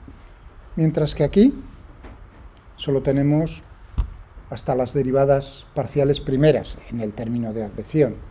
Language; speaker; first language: Spanish; native; Spanish